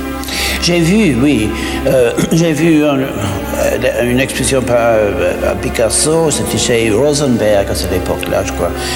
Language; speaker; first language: French; non-native, fluent; English